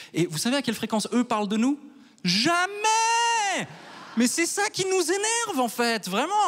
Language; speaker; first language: French; native; French